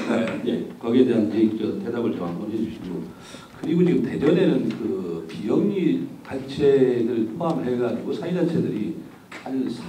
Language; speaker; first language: Korean; native; Korean